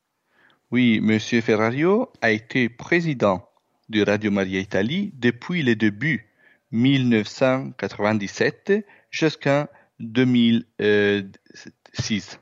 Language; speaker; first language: French; non-native, fluent; Italian